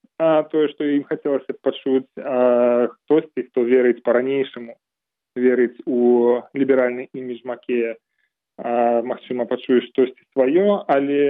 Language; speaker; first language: Belarusian; non-native, local second language; Russian